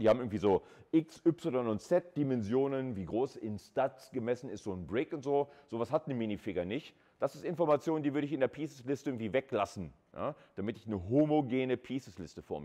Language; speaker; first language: German; native; German